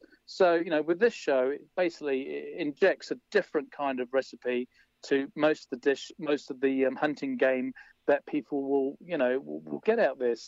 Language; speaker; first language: English; native; English